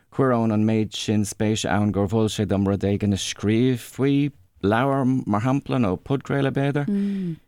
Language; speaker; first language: Irish; non-native, local second language; English